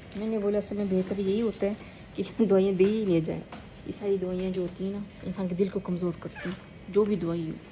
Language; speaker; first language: Urdu; native; Urdu